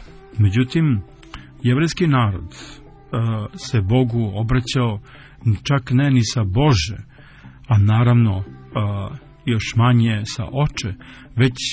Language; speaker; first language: Serbian; native; Serbian